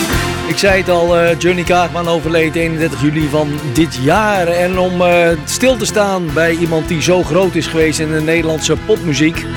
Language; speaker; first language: Dutch; native; Dutch